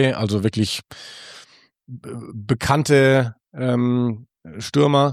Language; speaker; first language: German; native; German